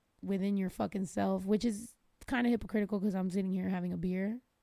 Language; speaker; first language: English; early bilingual, other home language; Spanish